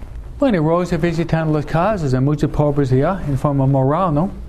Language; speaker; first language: Spanish; non-native, fluent; English